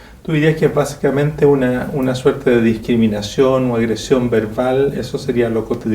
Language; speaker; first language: Spanish; native; Spanish